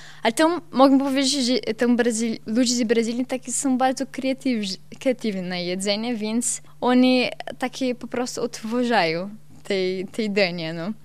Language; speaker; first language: Polish; non-native, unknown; Portuguese